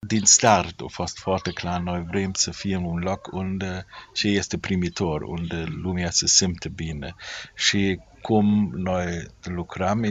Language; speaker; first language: Romanian; non-native, learner; German